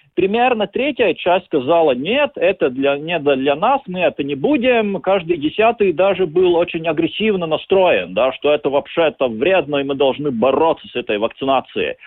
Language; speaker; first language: Russian; non-native, local second language; Latvian